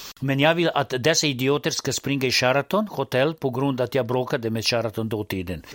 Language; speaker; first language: Swedish; non-native, fluent; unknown